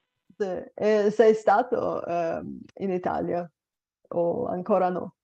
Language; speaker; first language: Italian; non-native, fluent; Bulgarian